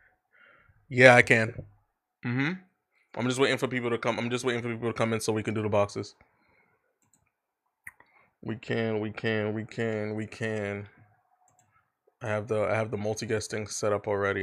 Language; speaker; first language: English; native; English